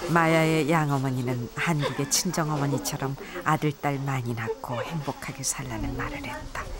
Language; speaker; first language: Korean; native; Korean